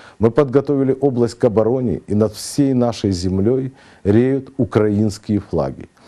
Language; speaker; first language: Russian; native; Russian